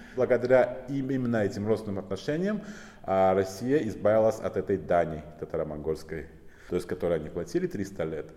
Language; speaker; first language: Russian; non-native, local second language; Tajik